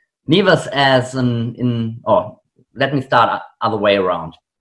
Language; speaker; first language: English; non-native, fluent; German